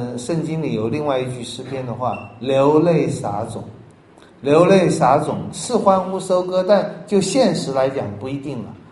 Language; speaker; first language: Chinese; native; Chinese